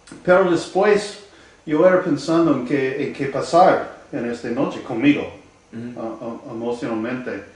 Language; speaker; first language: Spanish; non-native, learner; English